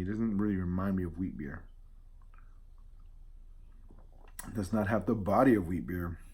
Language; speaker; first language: English; native; English